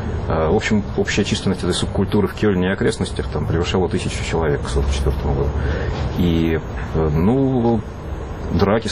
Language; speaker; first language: Russian; native; Russian